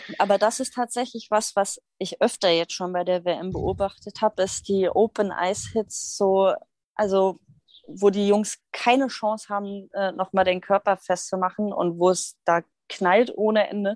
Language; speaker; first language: German; native; German